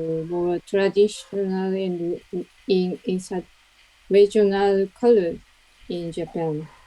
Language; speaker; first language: English; non-native, learner; Japanese